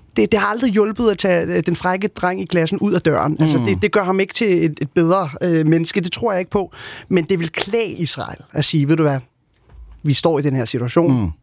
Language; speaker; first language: Danish; early bilingual, other home language; Arabic